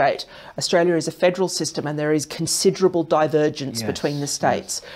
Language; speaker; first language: English; native; English